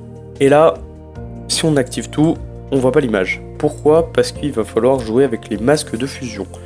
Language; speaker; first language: French; native; French